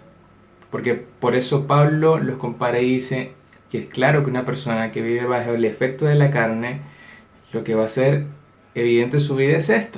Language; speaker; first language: Spanish; native; Spanish